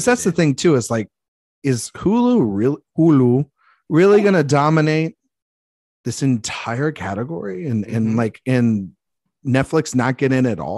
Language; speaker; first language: English; native; English